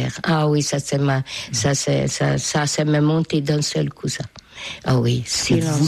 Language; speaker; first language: French; non-native, fluent; Hungarian